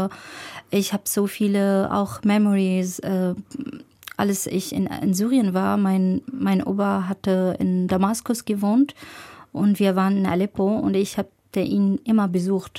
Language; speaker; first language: German; non-native, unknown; Arabic